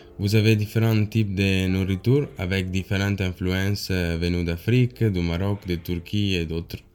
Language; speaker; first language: French; non-native, learner; Italian